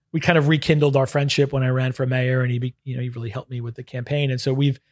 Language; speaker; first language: English; native; English